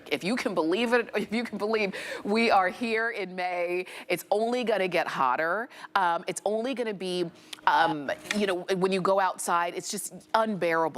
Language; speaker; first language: English; native; English